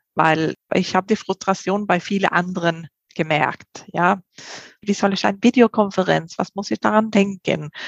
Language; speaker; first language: German; non-native, fluent; Swedish